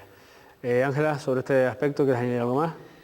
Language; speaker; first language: Spanish; native; Spanish